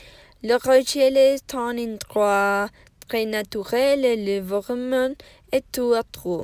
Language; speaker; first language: French; non-native, learner; Spanish